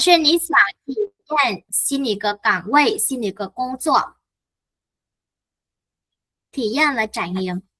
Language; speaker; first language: Chinese; non-native, fluent; Vietnamese